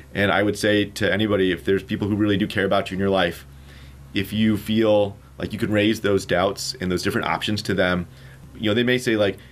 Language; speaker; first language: English; native; English